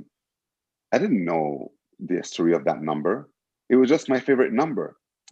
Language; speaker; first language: English; native; English